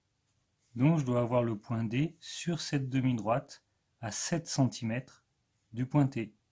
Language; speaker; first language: French; native; French